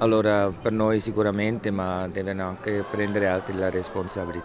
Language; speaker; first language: Italian; non-native, local second language; German